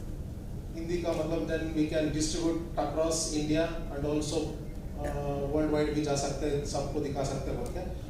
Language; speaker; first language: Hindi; non-native, local second language; Kannada